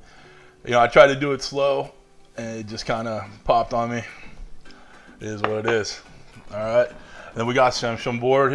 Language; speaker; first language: English; native; English